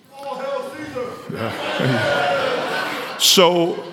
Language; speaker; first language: English; native; English